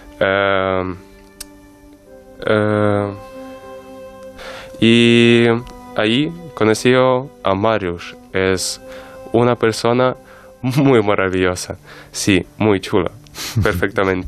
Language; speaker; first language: Spanish; non-native, learner; Ukrainian